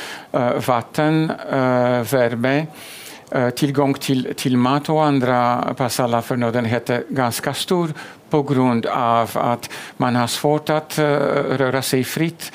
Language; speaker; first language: Swedish; non-native, fluent; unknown